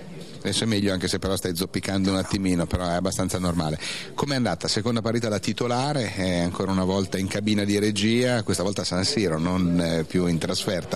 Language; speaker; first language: Italian; native; Italian